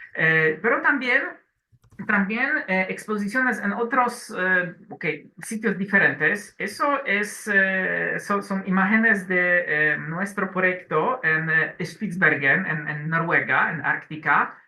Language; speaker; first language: Spanish; non-native, learner; Polish